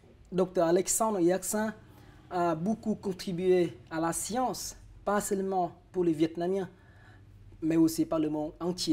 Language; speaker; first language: French; non-native, fluent; Vietnamese